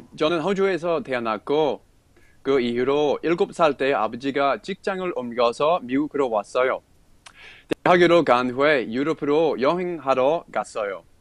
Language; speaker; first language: Korean; non-native, learner; English